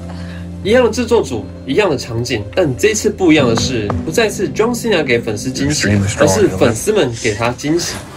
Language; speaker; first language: Chinese; native; Chinese